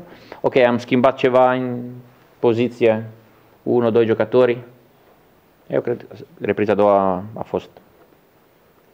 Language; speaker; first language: Romanian; non-native, learner; Italian